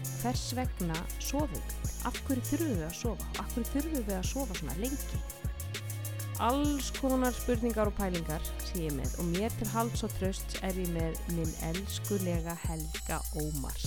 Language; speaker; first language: Icelandic; native; Icelandic